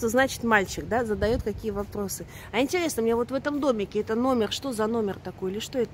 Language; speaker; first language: Russian; native; Russian